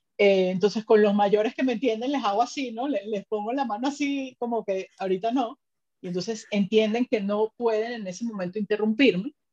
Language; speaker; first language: Spanish; native; Spanish